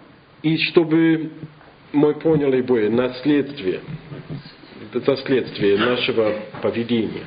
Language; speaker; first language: Russian; non-native, fluent; English